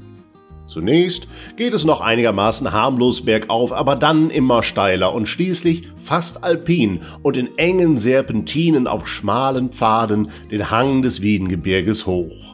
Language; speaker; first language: German; native; German